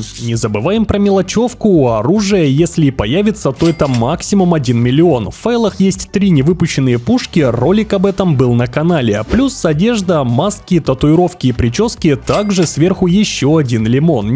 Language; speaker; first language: Russian; native; Russian